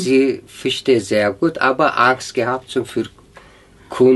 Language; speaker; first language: German; non-native, learner; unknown